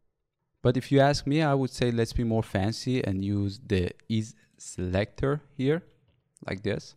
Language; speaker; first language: English; non-native, fluent; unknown